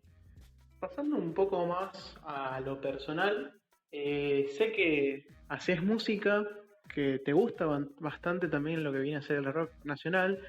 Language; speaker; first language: Spanish; native; Spanish